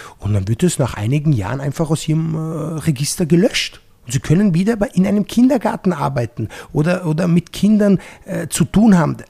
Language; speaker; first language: German; non-native, fluent; Italian